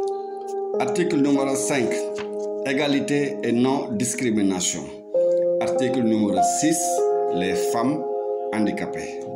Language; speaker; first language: French; non-native, local second language; Wolof